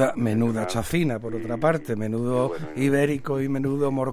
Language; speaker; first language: Spanish; native; Spanish